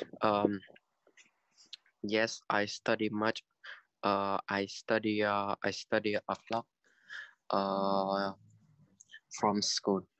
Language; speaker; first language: English; non-native, learner; Vietnamese